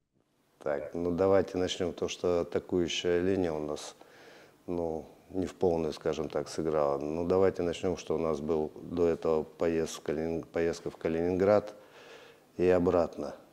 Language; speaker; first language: Russian; native; Russian